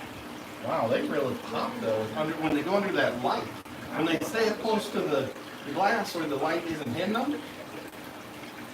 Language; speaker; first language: English; native; English